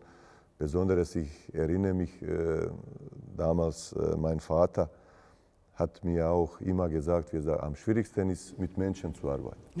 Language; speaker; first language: German; non-native, fluent; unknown